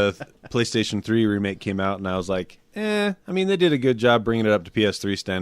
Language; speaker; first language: English; native; English